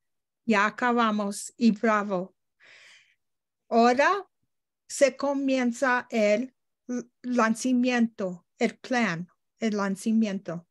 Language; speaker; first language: Spanish; non-native, learner; English